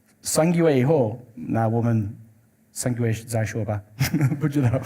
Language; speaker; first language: Chinese; non-native, learner; English